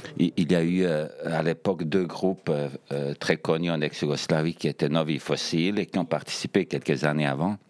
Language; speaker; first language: French; early bilingual, other home language; Bosnian